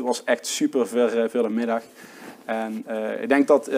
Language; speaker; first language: Dutch; native; Dutch